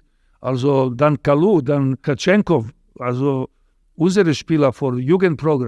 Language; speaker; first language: German; non-native, fluent; Serbian